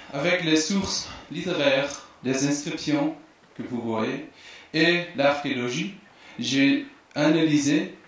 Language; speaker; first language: French; non-native, fluent; Dutch